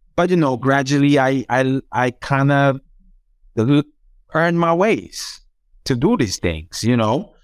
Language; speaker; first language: English; non-native, fluent; Croatian